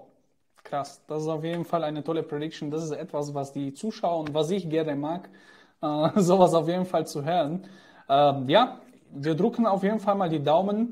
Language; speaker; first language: German; native; German